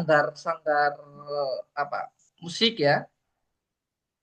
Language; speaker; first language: Indonesian; native; Indonesian